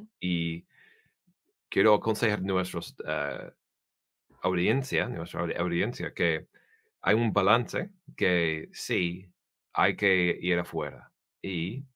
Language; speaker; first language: Spanish; non-native, learner; English